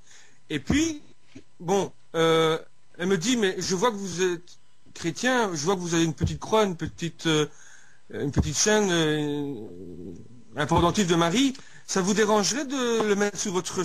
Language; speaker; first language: French; native; French